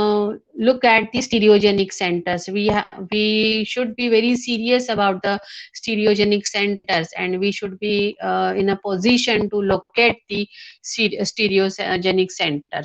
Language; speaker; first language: English; non-native, local second language; Hindi